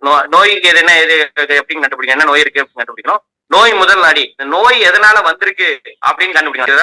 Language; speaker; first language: Tamil; native; Tamil